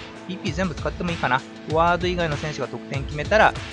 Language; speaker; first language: Japanese; native; Japanese